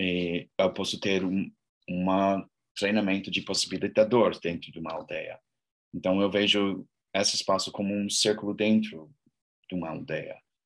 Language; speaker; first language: Portuguese; non-native, learner; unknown